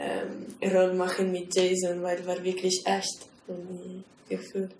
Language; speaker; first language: German; non-native, learner; Italian